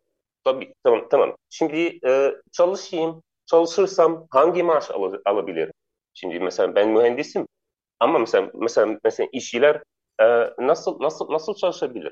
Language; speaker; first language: Turkish; non-native, learner; Arabic